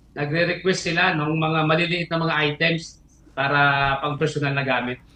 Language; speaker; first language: Filipino; non-native, local second language; Bikol